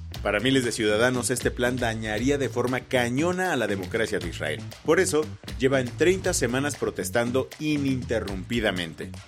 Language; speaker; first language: Spanish; native; Spanish